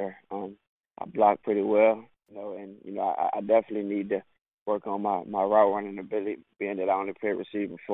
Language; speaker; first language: English; native; English